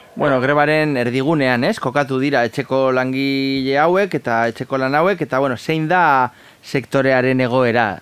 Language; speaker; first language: Basque; native; Basque